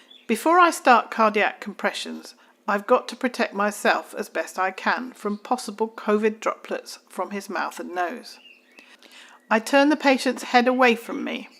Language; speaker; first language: English; native; English